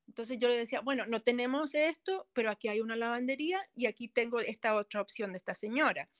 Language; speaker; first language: Spanish; early bilingual, heritage; Spanish